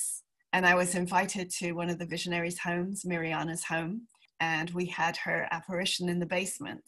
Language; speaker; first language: English; native; English